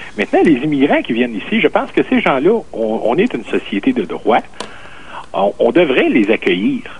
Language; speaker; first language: French; native; French